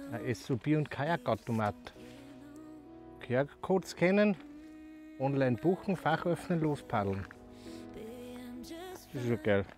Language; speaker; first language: German; native; German